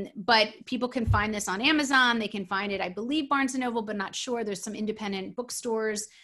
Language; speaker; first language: English; native; English